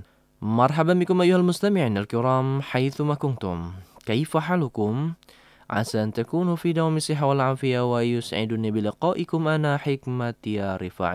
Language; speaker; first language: Arabic; non-native, fluent; Indonesian